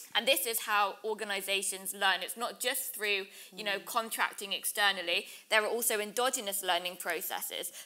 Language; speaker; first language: English; native; English